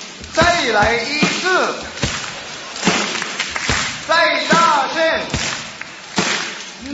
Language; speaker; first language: Chinese; non-native, learner; Japanese